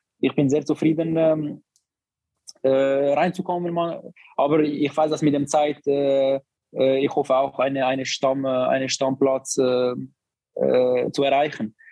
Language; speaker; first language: German; non-native, learner; Albanian